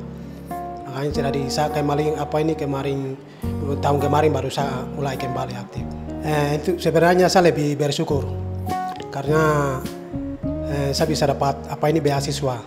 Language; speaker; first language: Indonesian; non-native, local second language; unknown